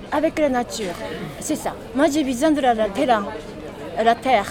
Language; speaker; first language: French; non-native, learner; Japanese